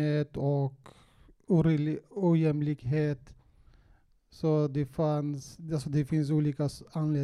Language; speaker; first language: Swedish; non-native, fluent; Kurdish